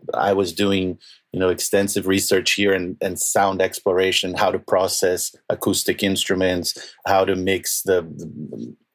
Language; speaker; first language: English; non-native, fluent; Portuguese